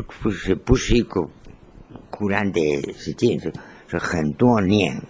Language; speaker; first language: Chinese; non-native, learner; Spanish